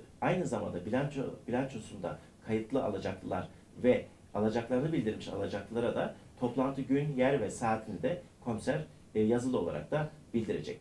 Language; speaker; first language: Turkish; native; Turkish